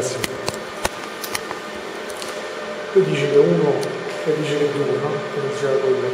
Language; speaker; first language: Italian; early bilingual, other home language; Albanian